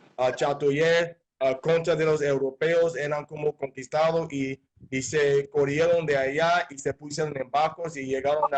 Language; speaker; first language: Spanish; non-native, fluent; English